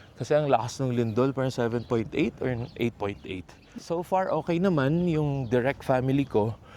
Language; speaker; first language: Filipino; non-native, local second language; Cebuano